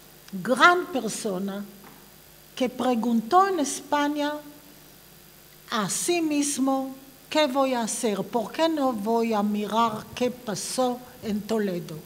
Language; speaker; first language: Spanish; non-native, fluent; Hebrew